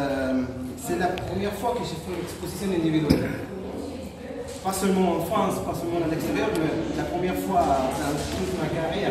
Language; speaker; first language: French; non-native, fluent; Spanish